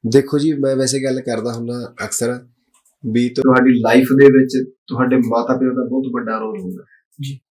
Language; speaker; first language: Punjabi; native; Punjabi